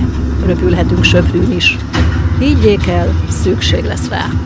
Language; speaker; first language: Hungarian; native; Hungarian